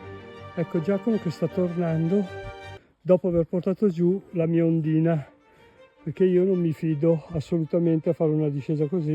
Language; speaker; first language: Italian; native; Italian